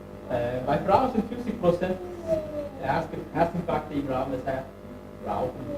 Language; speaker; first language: German; non-native, learner; Turkish